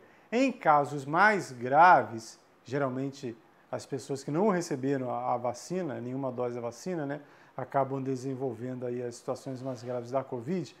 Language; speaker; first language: Portuguese; native; Portuguese